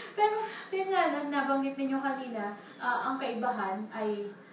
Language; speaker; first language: Filipino; native; Filipino